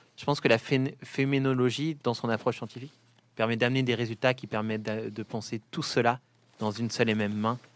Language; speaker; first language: French; native; French